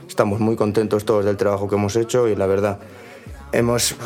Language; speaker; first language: Spanish; native; Spanish